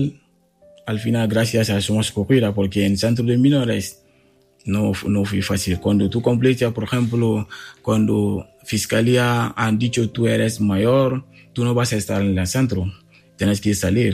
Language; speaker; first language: Spanish; non-native, learner; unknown